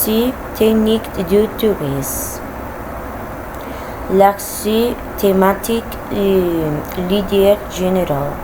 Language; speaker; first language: French; non-native, learner; Spanish